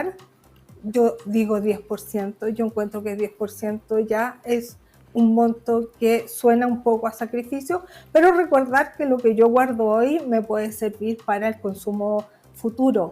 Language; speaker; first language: Spanish; native; Spanish